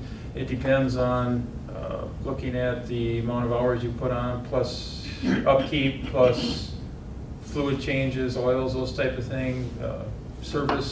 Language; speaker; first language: English; native; English